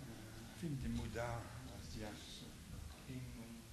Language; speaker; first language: Portuguese; non-native, fluent; French